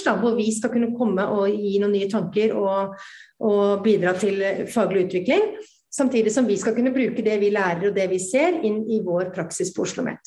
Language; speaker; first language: Norwegian; native; Norwegian